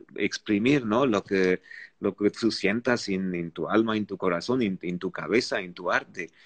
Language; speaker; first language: Spanish; non-native, fluent; Arabic